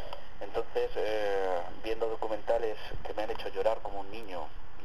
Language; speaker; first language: Spanish; native; Spanish